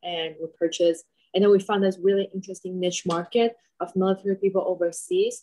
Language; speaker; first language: English; non-native, fluent; Chinese